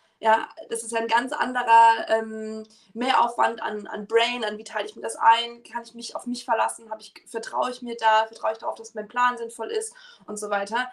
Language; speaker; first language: German; native; German